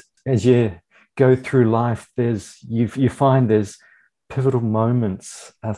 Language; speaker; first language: English; native; English